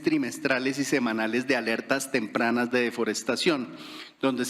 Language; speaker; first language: Spanish; native; Spanish